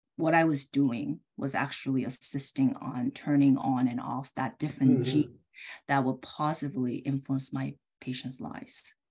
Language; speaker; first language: English; early bilingual, other home language; Korean